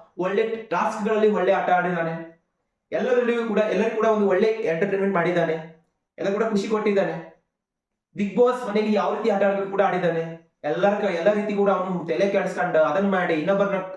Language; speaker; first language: Kannada; non-native, local second language; Lambadi